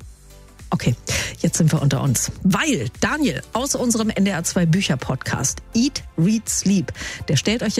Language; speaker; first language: German; native; German